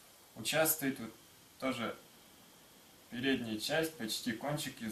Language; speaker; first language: Russian; non-native, local second language; Tuvinian